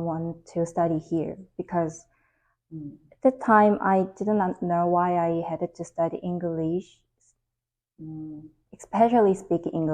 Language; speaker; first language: English; non-native, learner; Korean